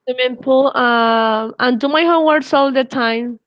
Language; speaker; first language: English; non-native, learner; Spanish